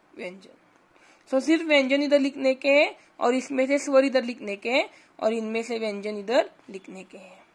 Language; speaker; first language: Hindi; non-native, local second language; Marathi